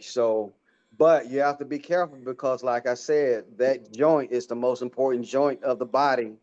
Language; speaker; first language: English; native; English